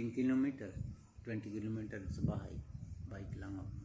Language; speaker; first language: Filipino; non-native, learner; Punjabi